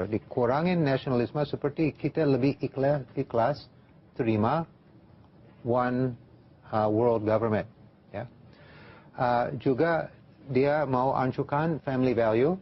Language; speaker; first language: Indonesian; non-native, fluent; English